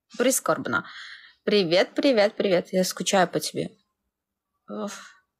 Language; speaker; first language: Russian; native; Russian